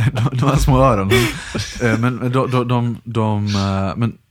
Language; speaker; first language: Swedish; early bilingual, other home language; Italian